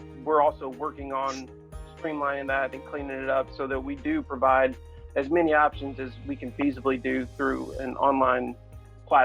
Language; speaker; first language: English; native; English